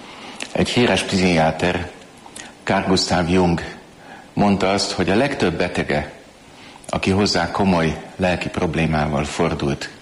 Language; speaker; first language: Hungarian; native; Hungarian